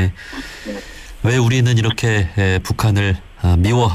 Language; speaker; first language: Korean; native; Korean